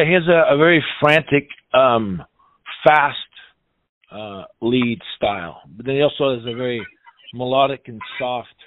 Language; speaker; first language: English; native; English